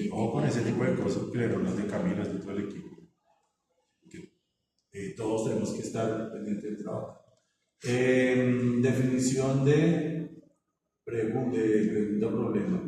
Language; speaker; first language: Spanish; native; Spanish